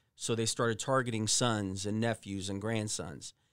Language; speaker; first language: English; early bilingual, other home language; Italian